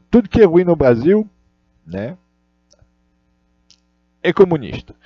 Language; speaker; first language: Portuguese; non-native, learner; Russian